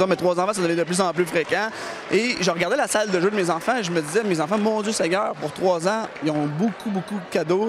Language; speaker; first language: French; native; French